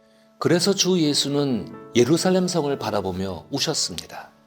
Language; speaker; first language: Korean; native; Korean